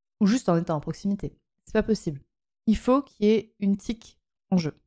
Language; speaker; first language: French; native; French